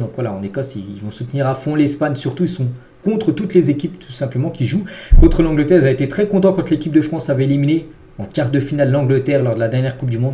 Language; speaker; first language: French; native; French